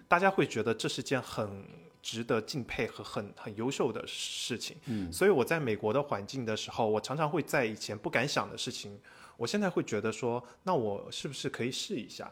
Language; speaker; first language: Chinese; native; Chinese